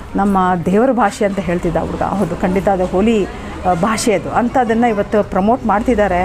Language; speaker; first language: Kannada; native; Kannada